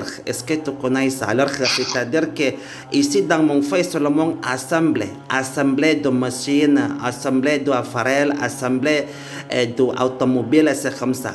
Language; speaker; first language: French; non-native, learner; Indonesian